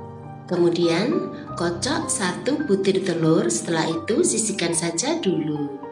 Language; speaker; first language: Indonesian; native; Indonesian